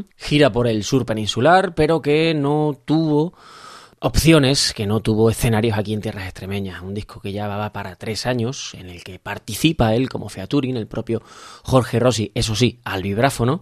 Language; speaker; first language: Spanish; native; Spanish